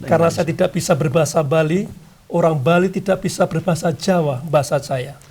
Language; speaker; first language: Indonesian; non-native, local second language; Javanese